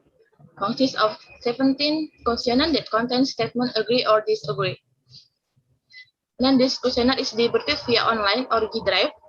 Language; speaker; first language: English; non-native, learner; Indonesian